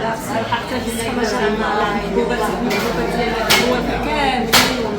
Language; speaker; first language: Arabic; native; Arabic